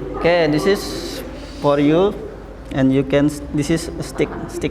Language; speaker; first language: English; non-native, learner; Indonesian